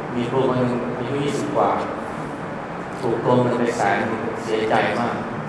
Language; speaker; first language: Thai; native; Thai